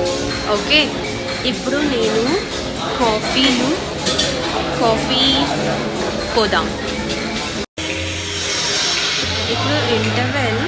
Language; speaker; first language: Telugu; non-native, learner; Kannada